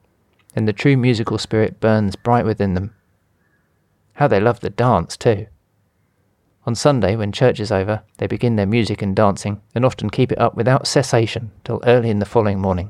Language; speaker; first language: English; native; English